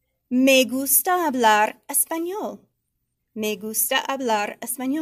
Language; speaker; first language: Spanish; non-native, fluent; English